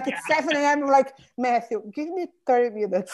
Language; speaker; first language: English; non-native, fluent; Portuguese